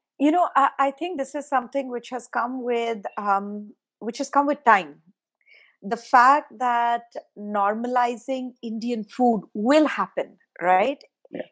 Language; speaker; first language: English; non-native, local second language; Hindi